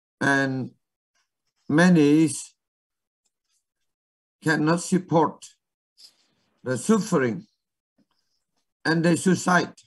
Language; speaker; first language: English; non-native, learner; Vietnamese